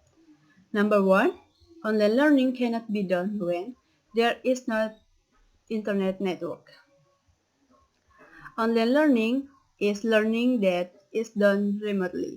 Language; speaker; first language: English; non-native, learner; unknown